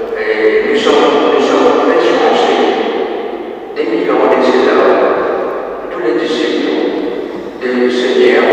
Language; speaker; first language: French; non-native, local second language; Morisyen